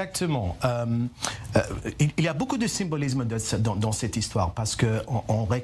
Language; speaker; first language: French; non-native, learner; English